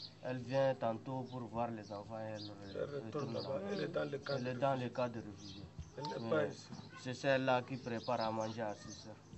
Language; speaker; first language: French; non-native, local second language; Arabic